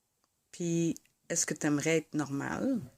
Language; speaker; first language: French; native; French